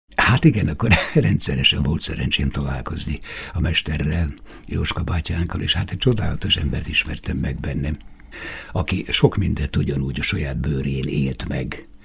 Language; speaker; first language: Hungarian; native; Hungarian